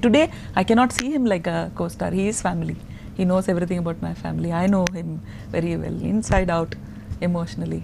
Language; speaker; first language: English; non-native, local second language; Tamil